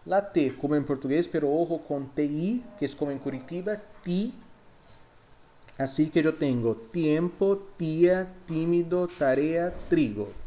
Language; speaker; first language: Spanish; non-native, fluent; Portuguese